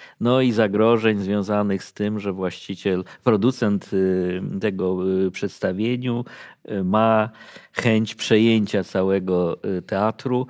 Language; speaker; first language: Polish; native; Polish